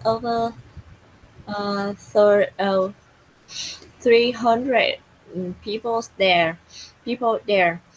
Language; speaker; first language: English; non-native, learner; Vietnamese